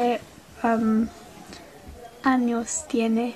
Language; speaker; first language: Spanish; non-native, learner; English